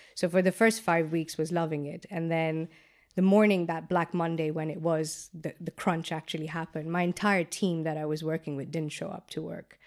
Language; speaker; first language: English; non-native, local second language; Gujarati